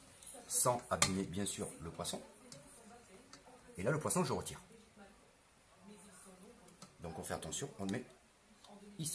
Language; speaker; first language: French; native; French